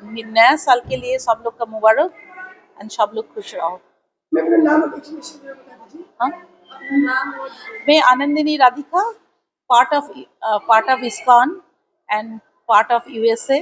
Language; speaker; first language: Hindi; non-native, local second language; Bangla